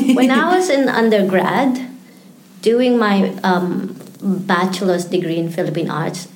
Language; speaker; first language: English; non-native, local second language; Filipino